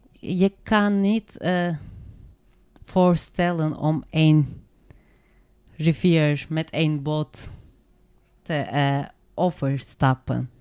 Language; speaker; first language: Dutch; non-native, learner; Turkish